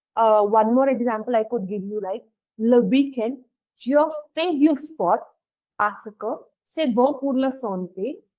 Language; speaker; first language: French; non-native, fluent; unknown